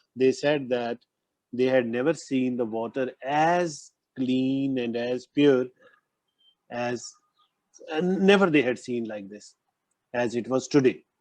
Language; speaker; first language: English; non-native, local second language; Punjabi